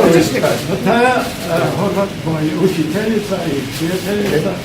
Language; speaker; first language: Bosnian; non-native, learner; English